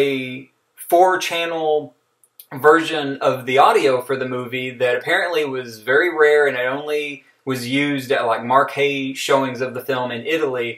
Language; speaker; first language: English; native; English